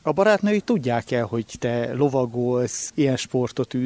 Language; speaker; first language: Hungarian; native; Hungarian